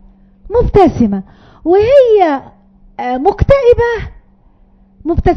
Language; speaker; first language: Arabic; native; Arabic